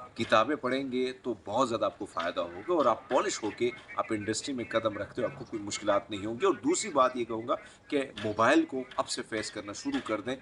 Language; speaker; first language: Urdu; non-native, local second language; Pashto